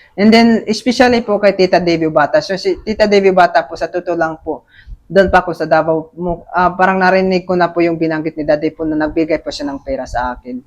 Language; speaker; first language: Filipino; non-native, local second language; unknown